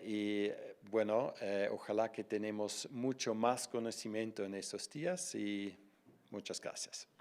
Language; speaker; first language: Spanish; non-native, fluent; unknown